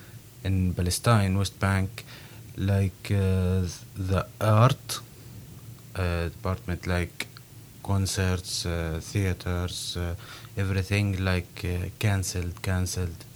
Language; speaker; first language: English; non-native, learner; Arabic